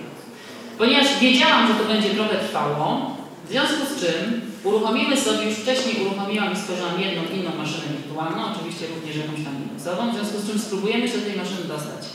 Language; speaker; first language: Polish; native; Polish